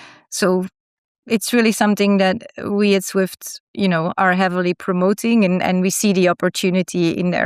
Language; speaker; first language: English; non-native, fluent; German